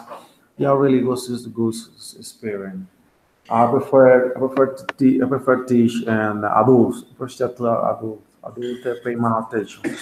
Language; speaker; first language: English; non-native, learner; Spanish